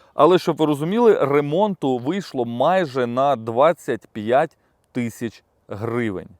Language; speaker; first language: Ukrainian; non-native, local second language; Russian